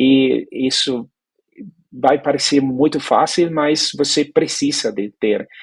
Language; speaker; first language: Portuguese; non-native, fluent; Spanish